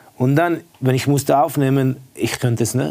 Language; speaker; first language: German; non-native, fluent; Estonian